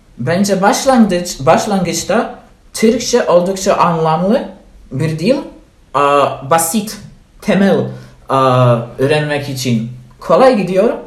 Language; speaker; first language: Turkish; non-native, learner; Polish